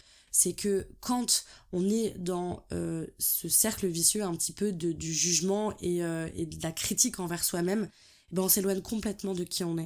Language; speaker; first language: French; native; French